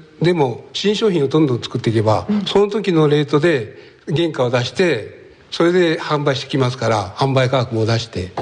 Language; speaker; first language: Japanese; native; Japanese